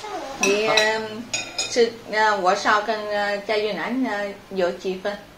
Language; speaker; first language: Chinese; non-native, learner; Vietnamese